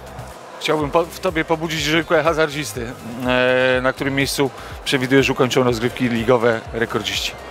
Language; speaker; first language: Polish; native; Polish